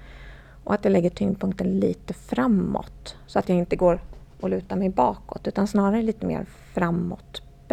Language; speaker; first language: Swedish; native; Swedish